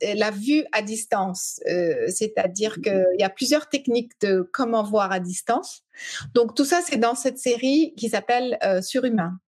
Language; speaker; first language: French; early bilingual, other home language; English